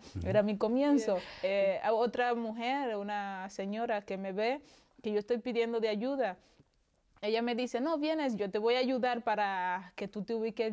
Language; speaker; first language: Spanish; non-native, local second language; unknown